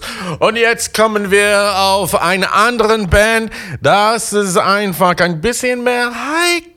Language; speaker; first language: German; non-native, fluent; English